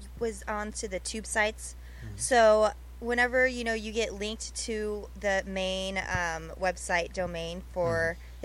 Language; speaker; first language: English; native; English